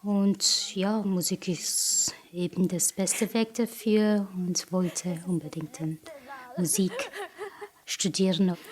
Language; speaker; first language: German; non-native, fluent; Japanese